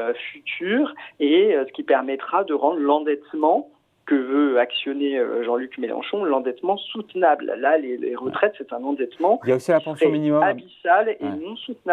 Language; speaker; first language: French; native; French